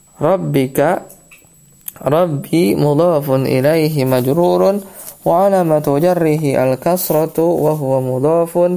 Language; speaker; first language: Arabic; non-native, fluent; Indonesian